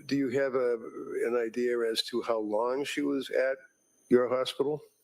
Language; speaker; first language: English; native; English